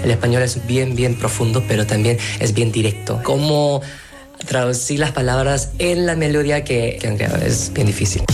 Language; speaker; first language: Spanish; non-native, fluent; Korean